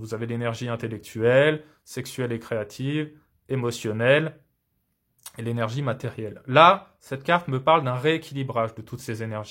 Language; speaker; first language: French; native; French